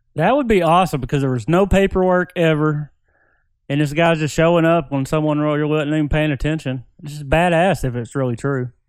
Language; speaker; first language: English; native; English